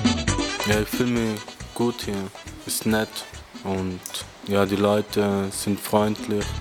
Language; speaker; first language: German; early bilingual, other home language; Spanish